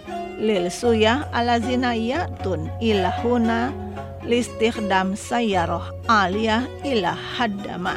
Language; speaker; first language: Arabic; non-native, fluent; Indonesian